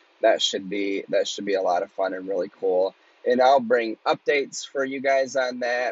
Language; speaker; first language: English; native; English